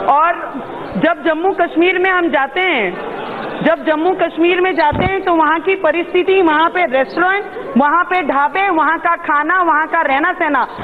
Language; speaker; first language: Hindi; non-native, local second language; Punjabi